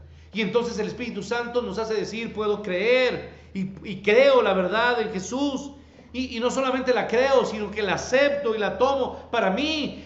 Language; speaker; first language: Spanish; native; Spanish